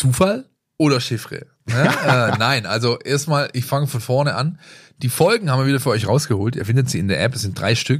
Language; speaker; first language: German; native; German